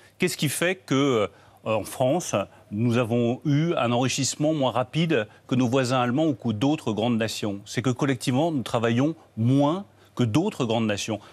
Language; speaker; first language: French; native; French